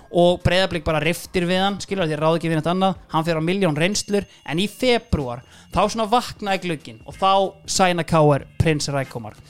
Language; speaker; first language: Icelandic; native; Icelandic